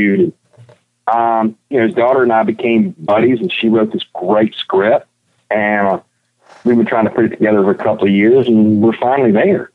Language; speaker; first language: English; native; English